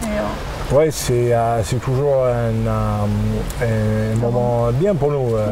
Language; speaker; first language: French; non-native, learner; English